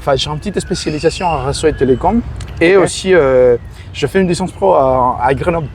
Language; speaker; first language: French; non-native, fluent; Spanish